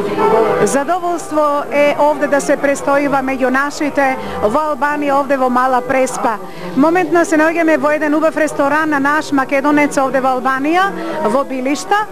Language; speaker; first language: Macedonian; native; Macedonian